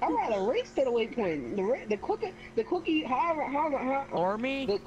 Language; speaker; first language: English; native; English